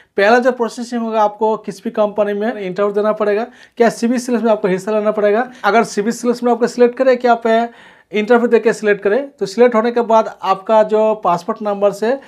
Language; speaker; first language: Hindi; non-native, local second language; Bangla